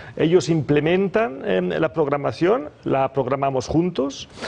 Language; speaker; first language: Spanish; early bilingual, other home language; German